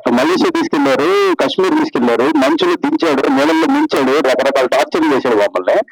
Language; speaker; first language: Telugu; native; Telugu